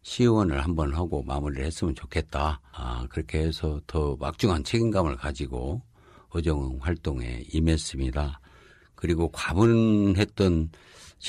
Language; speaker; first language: Korean; native; Korean